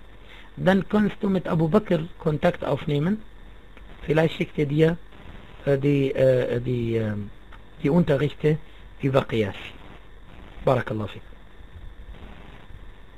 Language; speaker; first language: German; non-native, fluent; Arabic